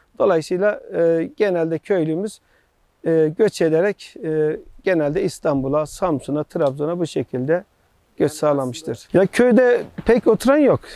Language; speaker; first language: Turkish; native; Turkish